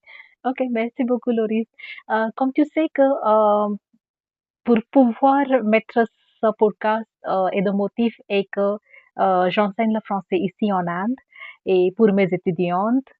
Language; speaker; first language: French; non-native, fluent; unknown